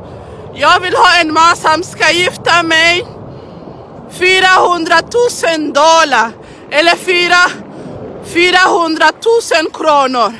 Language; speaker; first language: Swedish; non-native, learner; Swahili